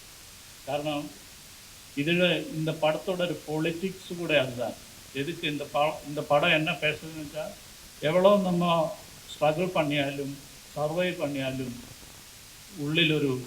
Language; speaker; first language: Tamil; non-native, learner; Malayalam